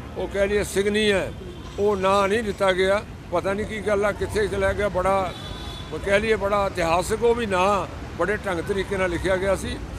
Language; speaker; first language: Punjabi; native; Punjabi